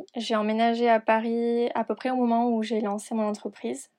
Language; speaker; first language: French; native; French